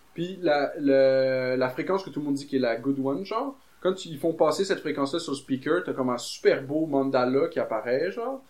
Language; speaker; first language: French; native; French